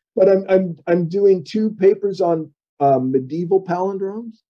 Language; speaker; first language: English; native; English